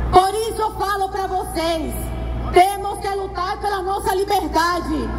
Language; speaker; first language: Portuguese; early bilingual, other home language; Spanish